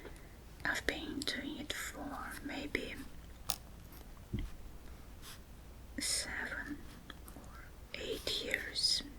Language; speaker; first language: English; non-native, fluent; Russian